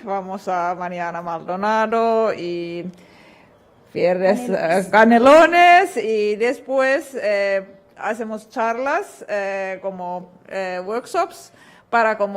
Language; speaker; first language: Spanish; non-native, fluent; Finnish